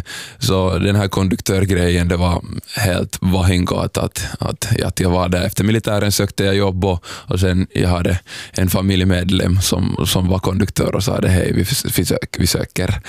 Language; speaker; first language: Swedish; non-native, fluent; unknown